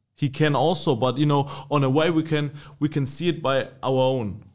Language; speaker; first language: English; non-native, fluent; German